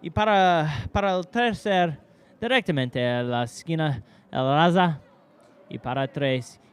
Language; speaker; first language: Spanish; non-native, learner; English